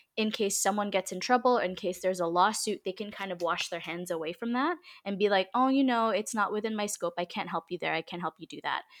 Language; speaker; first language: English; early bilingual, other home language; Filipino